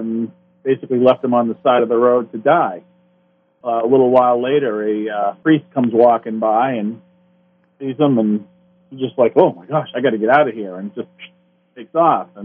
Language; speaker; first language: English; native; English